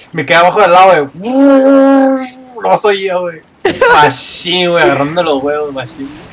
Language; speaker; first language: Spanish; early bilingual, heritage; Spanish